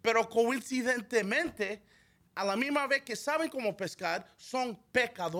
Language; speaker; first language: Spanish; early bilingual, heritage; Spanish